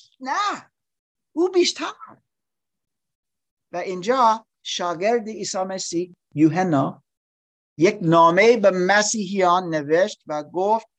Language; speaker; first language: Persian; non-native, learner; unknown